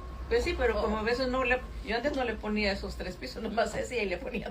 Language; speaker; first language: Spanish; native; Spanish